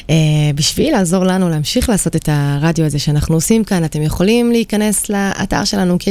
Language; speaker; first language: Hebrew; native; Hebrew